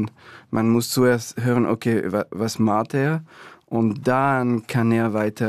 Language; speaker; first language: German; non-native, fluent; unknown